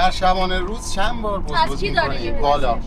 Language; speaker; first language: Persian; native; Persian